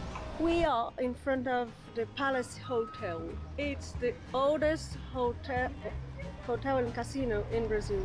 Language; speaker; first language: English; non-native, fluent; Portuguese